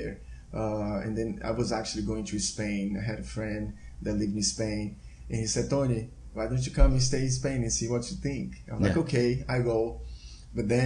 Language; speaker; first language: English; non-native, fluent; Portuguese